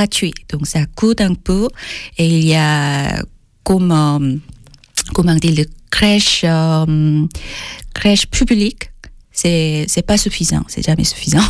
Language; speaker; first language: French; non-native, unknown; Korean